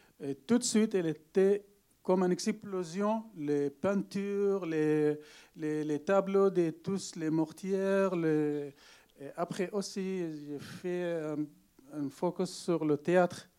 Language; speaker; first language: French; non-native, learner; Arabic